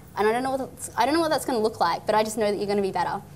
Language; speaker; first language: English; native; English